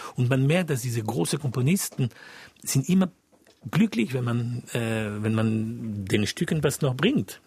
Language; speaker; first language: German; non-native, fluent; French